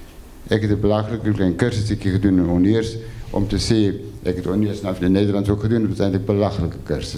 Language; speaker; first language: Afrikaans; non-native, fluent; French